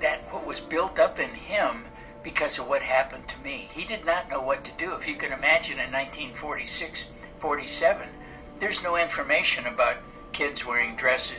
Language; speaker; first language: English; native; English